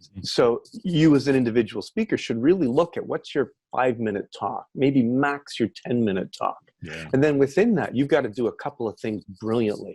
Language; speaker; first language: English; native; English